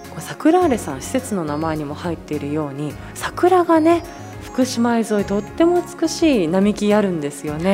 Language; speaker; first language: Japanese; native; Japanese